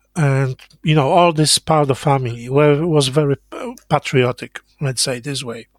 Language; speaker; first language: English; non-native, fluent; Polish